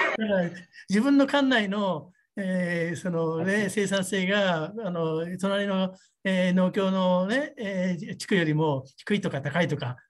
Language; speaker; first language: Japanese; native; Japanese